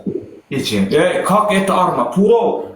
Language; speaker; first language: Russian; non-native, learner; Turkmen